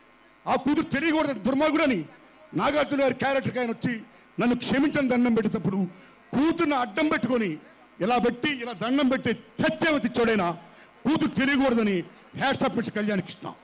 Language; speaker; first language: Telugu; native; Telugu